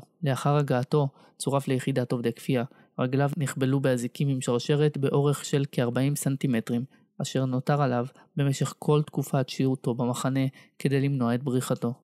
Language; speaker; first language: Hebrew; native; Hebrew